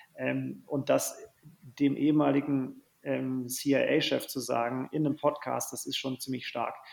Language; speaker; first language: German; native; German